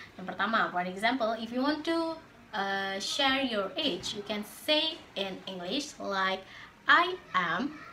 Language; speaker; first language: English; non-native, learner; Indonesian